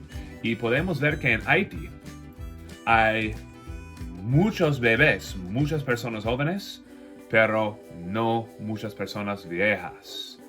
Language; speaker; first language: Spanish; non-native, fluent; English